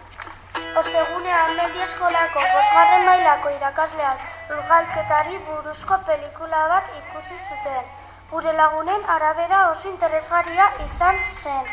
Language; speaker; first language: Basque; non-native, local second language; Spanish